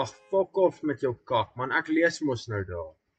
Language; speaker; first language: Afrikaans; native; Afrikaans